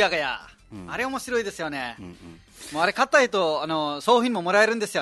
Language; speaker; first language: Japanese; non-native, fluent; Nepali